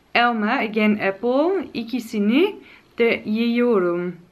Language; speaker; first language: English; non-native, fluent; Dutch